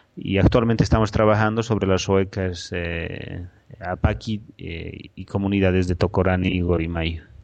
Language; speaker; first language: Spanish; native; Spanish